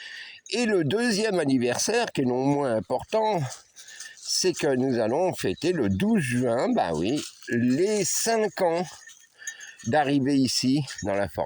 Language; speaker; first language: French; native; French